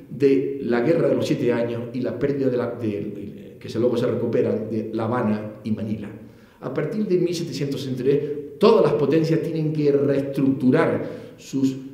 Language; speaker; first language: Spanish; native; Spanish